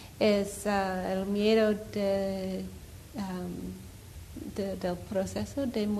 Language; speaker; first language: Spanish; non-native, learner; English